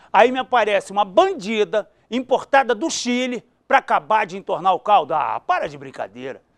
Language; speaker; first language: Portuguese; native; Portuguese